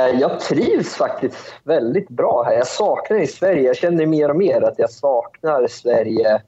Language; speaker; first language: Swedish; early bilingual, other home language; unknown